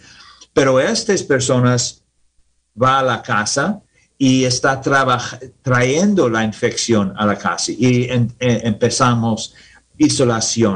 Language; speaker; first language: Spanish; non-native, learner; English